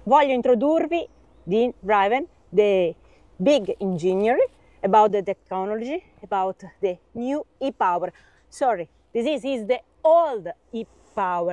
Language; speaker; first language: English; non-native, learner; Italian